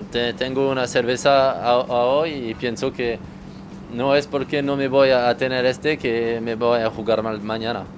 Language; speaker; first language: Spanish; non-native, learner; French